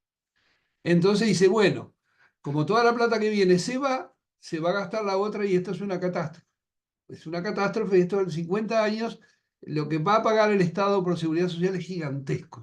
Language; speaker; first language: Spanish; native; Spanish